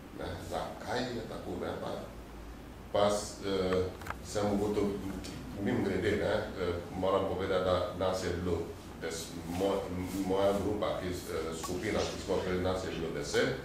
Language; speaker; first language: Slovenian; non-native, fluent; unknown